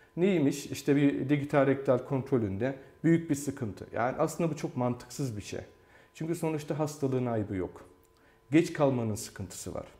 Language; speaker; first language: Turkish; early bilingual, heritage; Turkish